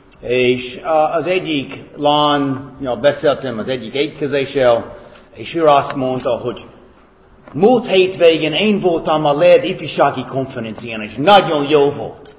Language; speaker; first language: Hungarian; non-native, fluent; English